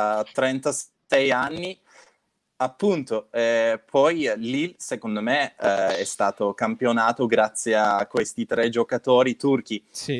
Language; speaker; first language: Italian; non-native, fluent; Turkish